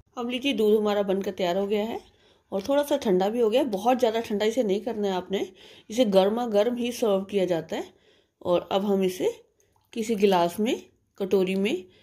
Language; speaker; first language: Hindi; non-native, local second language; Punjabi